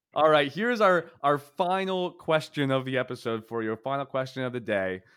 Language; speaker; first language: English; native; English